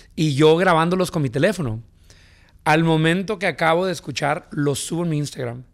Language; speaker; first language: Spanish; early bilingual, heritage; Spanish